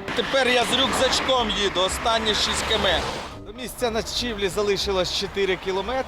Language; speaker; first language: Ukrainian; non-native, local second language; Russian